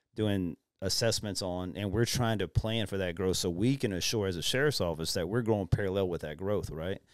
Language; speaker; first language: English; native; English